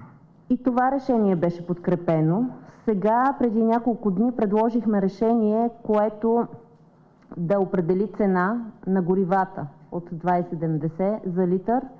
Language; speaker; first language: Bulgarian; native; Bulgarian